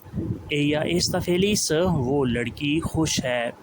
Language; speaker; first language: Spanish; non-native, learner; Urdu